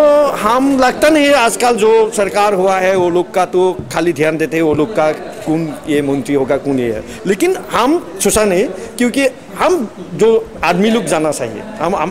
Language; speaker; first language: Hindi; non-native, local second language; Assamese